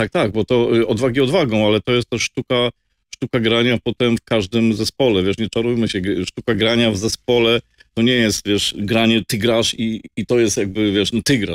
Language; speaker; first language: Polish; native; Polish